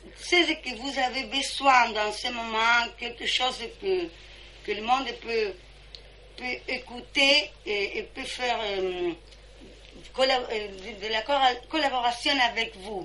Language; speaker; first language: French; non-native, fluent; Spanish